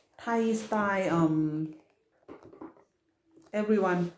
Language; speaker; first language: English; non-native, learner; Thai